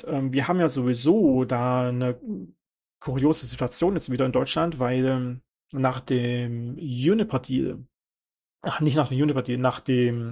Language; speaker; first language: German; native; German